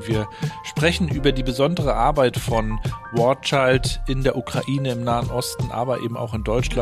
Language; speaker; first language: German; native; German